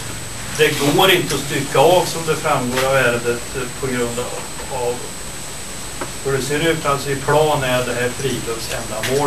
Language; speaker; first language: Swedish; native; Swedish